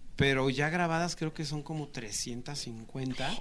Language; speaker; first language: Spanish; native; Spanish